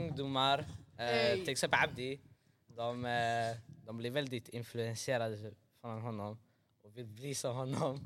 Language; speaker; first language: Swedish; early bilingual, other home language; Arabic